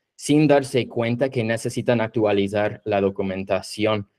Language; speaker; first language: Spanish; non-native, fluent; English